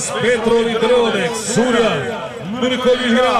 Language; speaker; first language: Serbian; native; Serbian